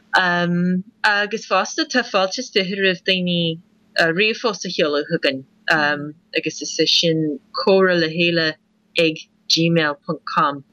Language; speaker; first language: Irish; non-native, fluent; English